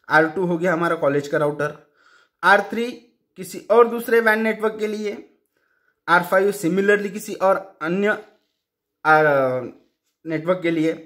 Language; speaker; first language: Hindi; non-native, local second language; Marathi